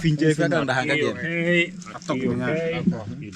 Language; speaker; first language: Spanish; non-native, learner; Italian